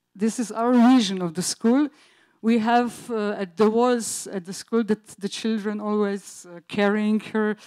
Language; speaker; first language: English; non-native, learner; Slovenian